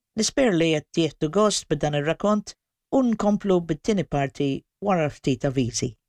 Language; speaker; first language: Maltese; native; Maltese